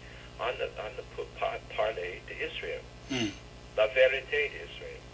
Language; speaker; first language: French; non-native, fluent; English